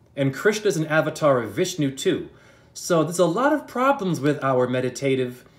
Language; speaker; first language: English; native; English